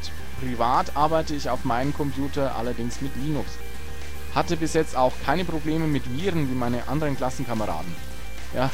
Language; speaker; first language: German; native; German